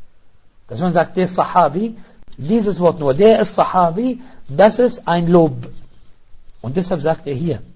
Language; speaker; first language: German; non-native, fluent; Arabic